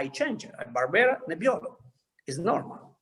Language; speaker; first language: English; non-native, learner; Italian